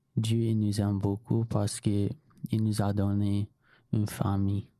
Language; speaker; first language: French; non-native, fluent; English